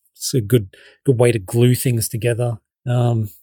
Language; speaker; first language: English; native; English